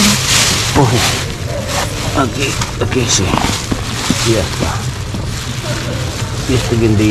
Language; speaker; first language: Spanish; non-native, learner; Filipino